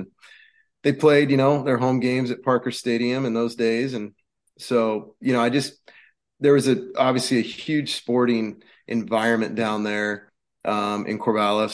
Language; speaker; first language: English; native; English